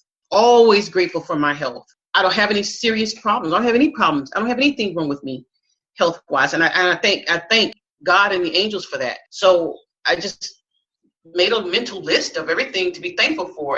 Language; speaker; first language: English; native; English